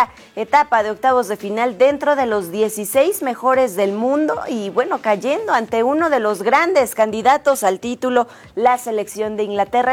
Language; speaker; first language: Spanish; native; Spanish